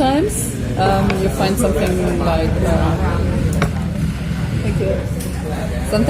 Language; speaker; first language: English; non-native, fluent; German